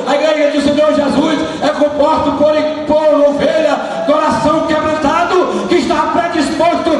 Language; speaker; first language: Portuguese; native; Portuguese